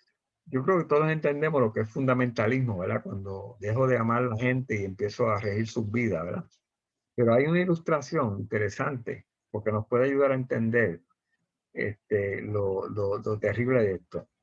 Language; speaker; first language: Spanish; native; Spanish